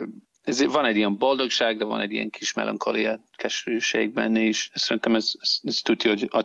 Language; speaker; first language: Hungarian; non-native, fluent; English